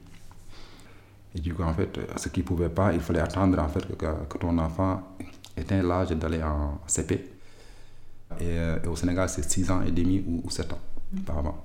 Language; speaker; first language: French; non-native, local second language; Wolof